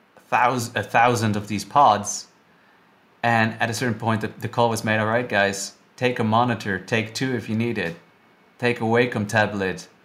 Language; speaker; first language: English; non-native, fluent; Dutch